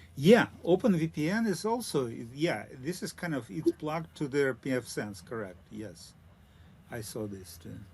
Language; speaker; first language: English; non-native, learner; Russian